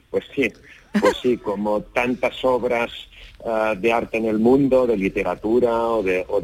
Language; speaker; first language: Spanish; native; Spanish